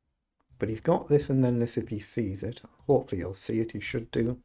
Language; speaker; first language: English; native; English